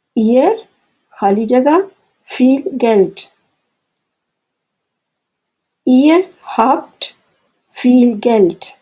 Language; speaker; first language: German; non-native, fluent; Urdu